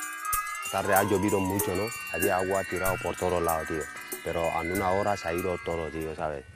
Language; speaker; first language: Spanish; non-native, fluent; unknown